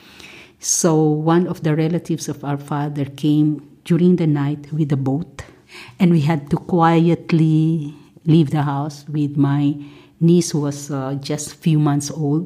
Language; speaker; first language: English; non-native, local second language; Maranao